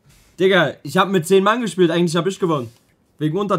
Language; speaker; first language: German; native; German